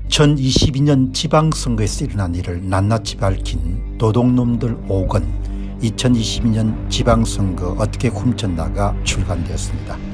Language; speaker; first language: Korean; native; Korean